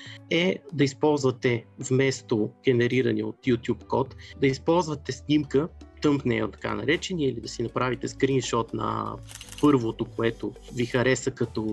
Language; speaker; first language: Bulgarian; native; Bulgarian